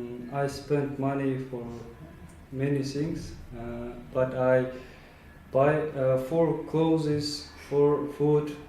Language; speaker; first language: English; non-native, learner; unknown